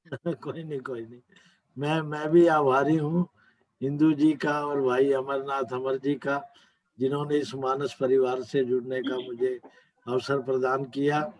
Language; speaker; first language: Hindi; native; Hindi